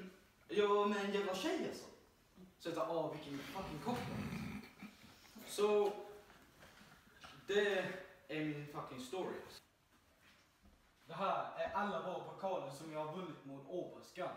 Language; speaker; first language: Swedish; non-native, learner; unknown